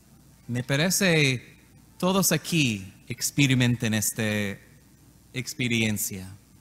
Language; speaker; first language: Spanish; non-native, learner; English